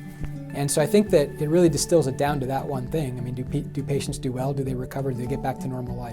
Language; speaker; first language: English; native; English